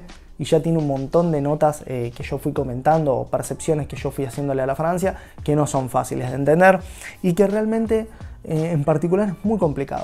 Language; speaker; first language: Spanish; native; Spanish